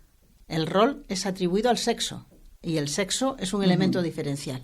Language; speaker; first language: Spanish; native; Spanish